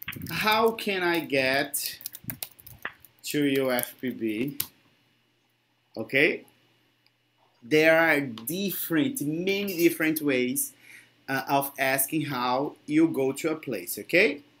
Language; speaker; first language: English; non-native, fluent; Portuguese